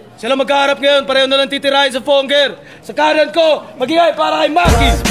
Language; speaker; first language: Filipino; non-native, local second language; Cebuano